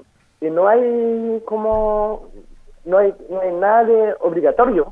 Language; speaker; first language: Spanish; non-native, fluent; French